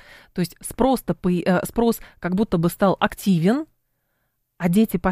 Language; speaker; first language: Russian; native; Russian